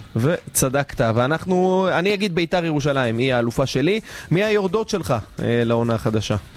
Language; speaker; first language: Hebrew; native; Hebrew